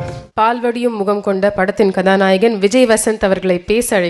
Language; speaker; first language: Tamil; native; Tamil